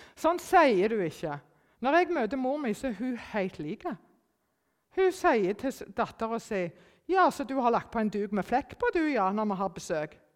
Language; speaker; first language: Norwegian; early bilingual, other home language; German